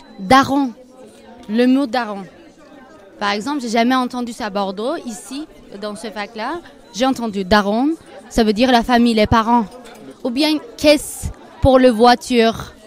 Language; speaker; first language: French; non-native, fluent; Turkish